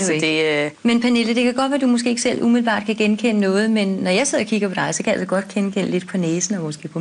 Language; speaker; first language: Danish; native; Danish